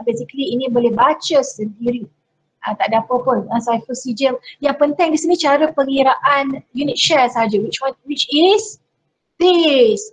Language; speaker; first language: English; non-native, local second language; Malay